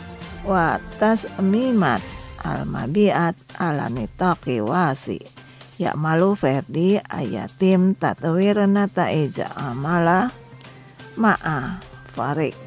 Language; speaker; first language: Arabic; non-native, fluent; Indonesian